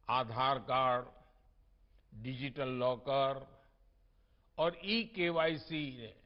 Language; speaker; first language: Hindi; non-native, local second language; Gujarati